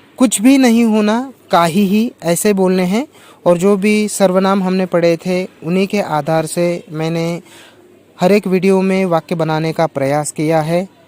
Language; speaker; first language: Hindi; non-native, local second language; Marathi